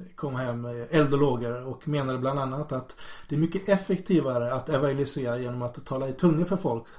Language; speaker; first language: Swedish; native; Swedish